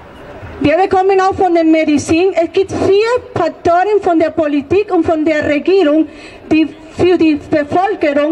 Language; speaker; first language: German; non-native, fluent; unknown